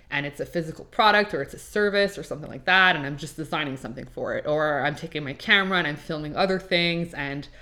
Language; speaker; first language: English; non-native, fluent; French